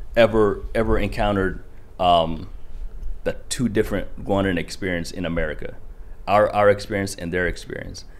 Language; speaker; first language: English; early bilingual, other home language; Kinyarwanda